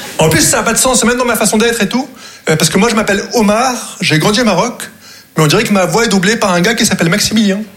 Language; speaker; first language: French; non-native, local second language; Arabic